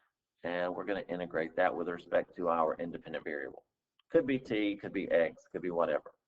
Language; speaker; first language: English; native; English